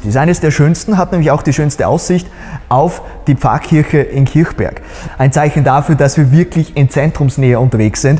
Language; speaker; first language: German; native; German